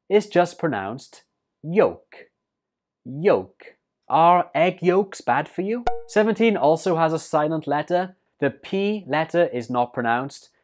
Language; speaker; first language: English; native; English